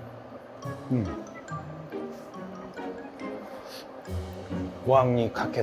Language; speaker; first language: Japanese; non-native, learner; Korean